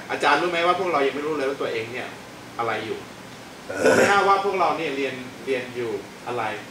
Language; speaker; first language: Thai; native; Thai